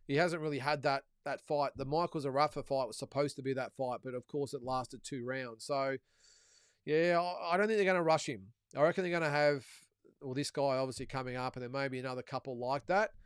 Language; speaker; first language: English; native; English